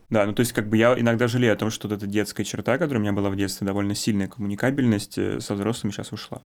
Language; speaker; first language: Russian; native; Russian